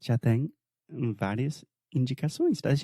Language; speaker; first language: Portuguese; non-native, fluent; English